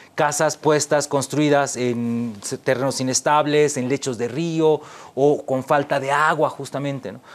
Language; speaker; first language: Spanish; native; Spanish